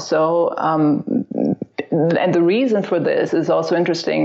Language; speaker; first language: English; non-native, fluent; German